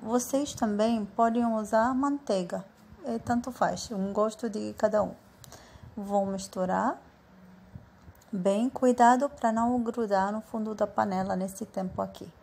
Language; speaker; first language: Portuguese; non-native, fluent; Arabic